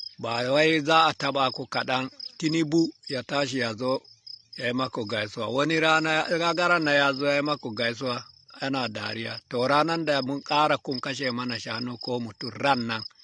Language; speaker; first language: Hausa; non-native, local second language; Fula